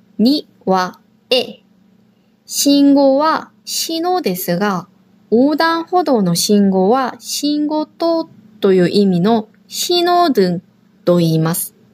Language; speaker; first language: Japanese; non-native, fluent; Korean